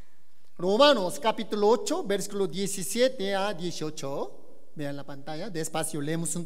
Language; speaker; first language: Spanish; non-native, learner; Korean